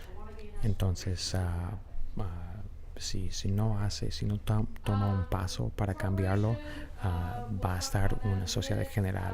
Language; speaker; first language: Spanish; non-native, fluent; English